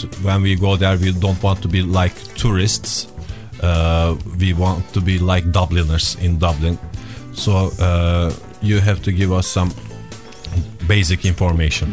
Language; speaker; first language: English; non-native, fluent; Turkish